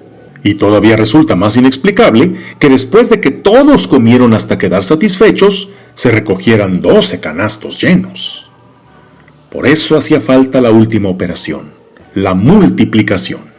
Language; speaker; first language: Spanish; native; Spanish